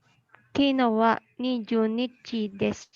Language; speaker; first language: Japanese; non-native, learner; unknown